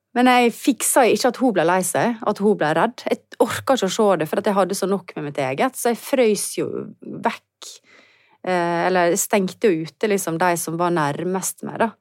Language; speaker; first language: Norwegian; native; Norwegian